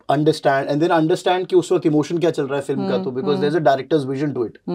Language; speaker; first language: Hindi; native; Hindi